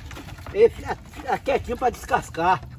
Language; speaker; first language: Portuguese; native; Portuguese